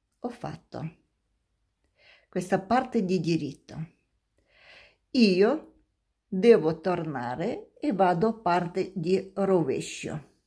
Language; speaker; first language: Italian; non-native, learner; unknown